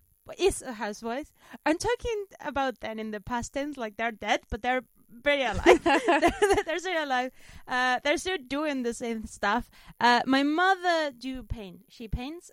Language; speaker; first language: English; non-native, fluent; Spanish